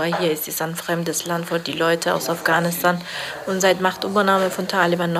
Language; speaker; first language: German; non-native, learner; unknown